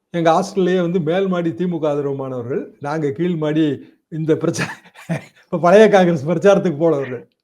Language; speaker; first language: Tamil; native; Tamil